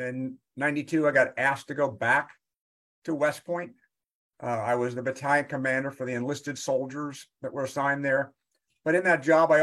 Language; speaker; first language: English; native; English